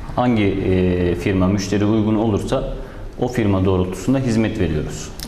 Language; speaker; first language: Turkish; native; Turkish